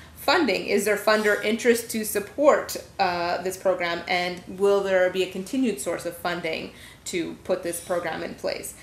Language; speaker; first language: English; native; English